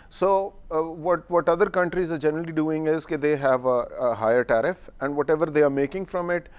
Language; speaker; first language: English; non-native, local second language; Urdu